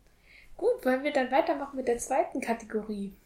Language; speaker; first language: German; native; German